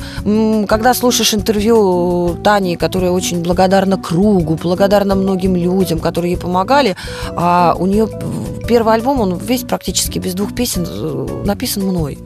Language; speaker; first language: Russian; native; Russian